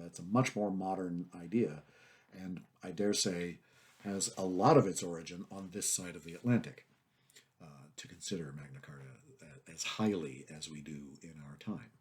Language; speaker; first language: English; native; English